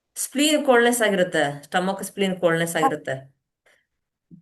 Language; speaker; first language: Kannada; native; Kannada